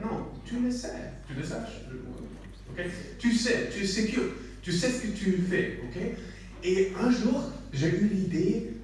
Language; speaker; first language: French; non-native, learner; English